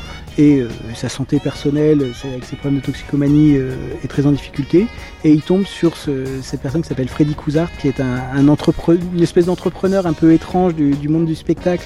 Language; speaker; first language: French; native; French